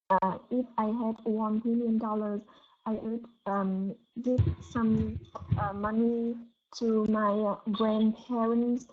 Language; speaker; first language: English; non-native, learner; Vietnamese